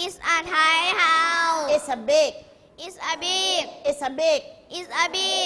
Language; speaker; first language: English; non-native, learner; Thai